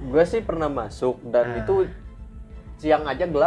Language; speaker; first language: Indonesian; native; Indonesian